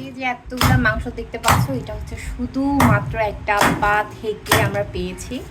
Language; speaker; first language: Bangla; native; Bangla